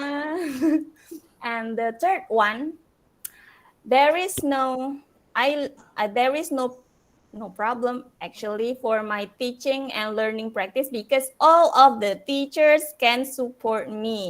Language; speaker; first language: English; non-native, learner; Indonesian